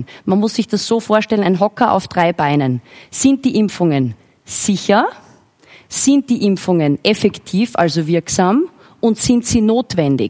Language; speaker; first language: German; native; German